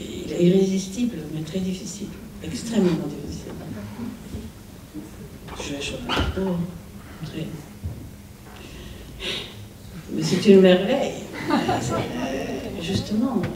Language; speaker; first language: French; non-native, fluent; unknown